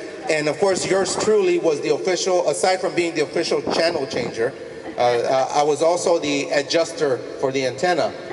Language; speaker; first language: English; early bilingual, other home language; Spanish